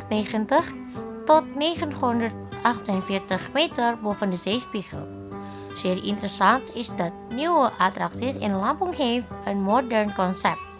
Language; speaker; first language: Dutch; non-native, fluent; Indonesian